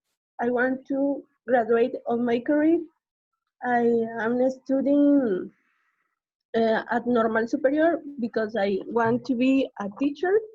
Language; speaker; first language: English; non-native, learner; Spanish